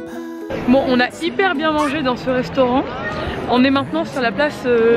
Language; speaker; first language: French; native; French